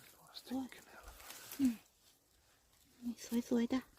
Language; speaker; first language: Swedish; non-native, learner; Thai